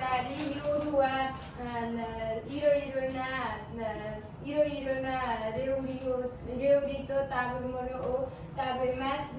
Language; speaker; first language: Japanese; non-native, learner; Nepali